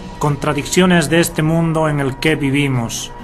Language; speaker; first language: Spanish; native; Spanish